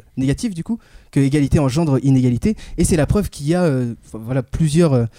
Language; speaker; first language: French; native; French